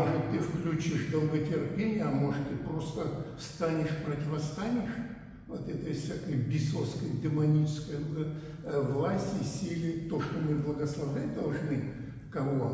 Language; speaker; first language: Russian; native; Russian